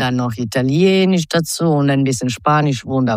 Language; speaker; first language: German; non-native, fluent; Croatian